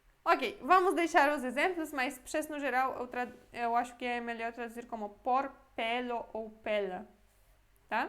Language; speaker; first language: Portuguese; non-native, fluent; Polish